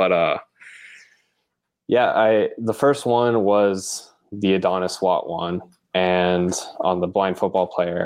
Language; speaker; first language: English; native; English